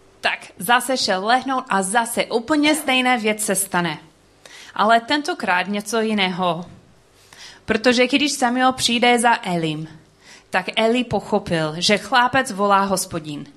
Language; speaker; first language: Czech; non-native, learner; English